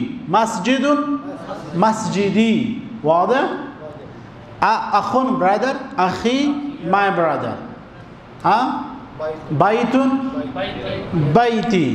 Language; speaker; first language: Arabic; non-native, fluent; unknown